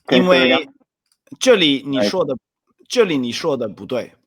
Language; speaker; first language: Chinese; non-native, fluent; Swedish